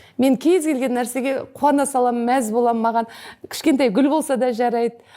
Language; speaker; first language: Kazakh; native; Kazakh